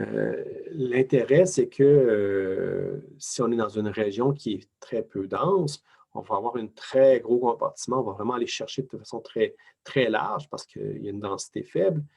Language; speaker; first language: French; native; French